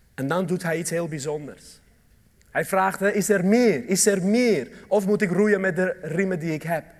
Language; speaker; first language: Dutch; early bilingual, other home language; Armenian